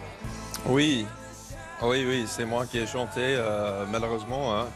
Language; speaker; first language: French; non-native, learner; English